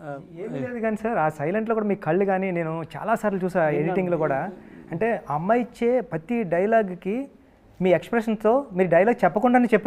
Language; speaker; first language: Telugu; native; Telugu